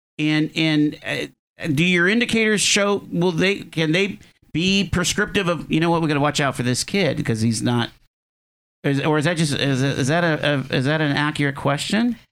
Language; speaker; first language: English; native; English